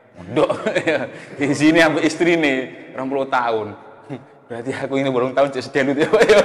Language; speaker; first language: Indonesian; non-native, local second language; Javanese